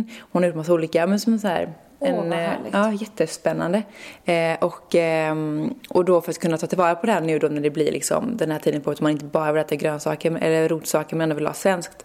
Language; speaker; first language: Swedish; native; Swedish